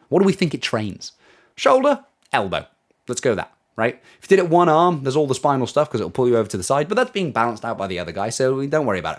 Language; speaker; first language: English; native; English